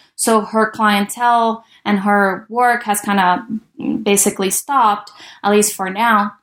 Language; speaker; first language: English; early bilingual, other home language; Spanish